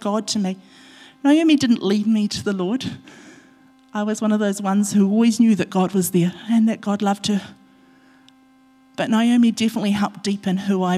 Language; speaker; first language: English; native; English